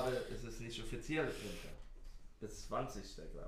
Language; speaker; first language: German; non-native, learner; English